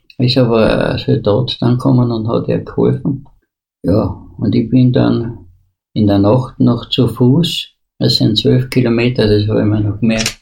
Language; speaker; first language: German; native; German